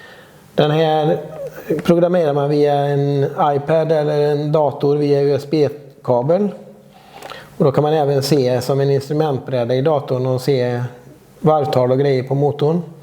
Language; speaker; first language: Swedish; native; Swedish